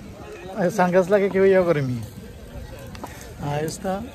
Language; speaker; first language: Spanish; non-native, learner; Bangla